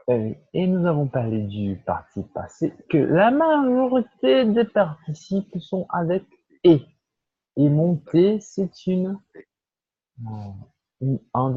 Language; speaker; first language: French; non-native, fluent; Portuguese